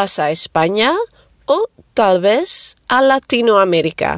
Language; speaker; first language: Spanish; non-native, fluent; Dutch